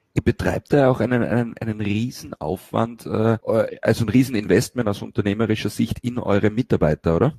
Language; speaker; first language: German; native; German